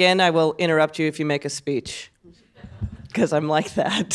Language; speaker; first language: English; native; English